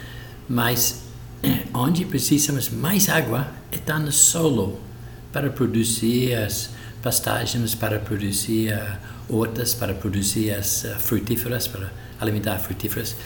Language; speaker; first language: Portuguese; non-native, fluent; Spanish